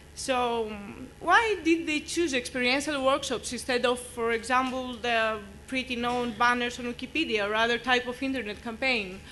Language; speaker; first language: English; non-native, fluent; Greek